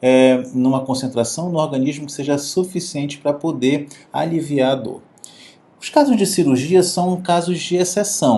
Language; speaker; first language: Portuguese; native; Portuguese